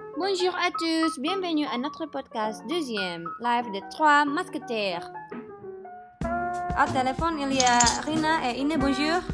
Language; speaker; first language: French; non-native, fluent; Indonesian